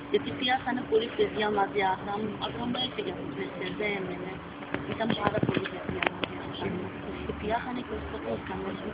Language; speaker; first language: Greek; non-native, learner; Persian